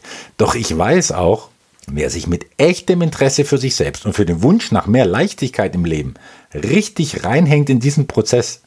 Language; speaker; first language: German; native; German